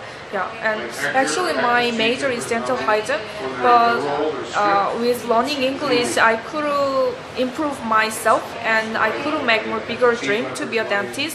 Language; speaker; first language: English; non-native, learner; Korean